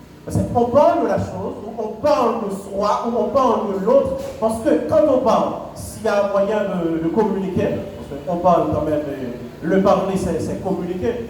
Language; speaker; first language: French; non-native, local second language; Haitian Creole